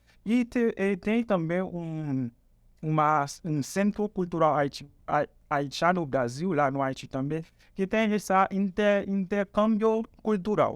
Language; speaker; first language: Portuguese; non-native, fluent; Haitian Creole